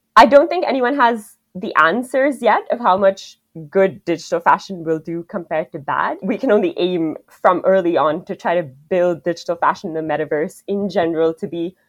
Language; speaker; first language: English; non-native, local second language; Hindi